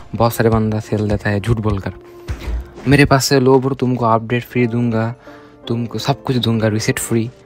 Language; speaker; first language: Hindi; non-native, local second language; Bangla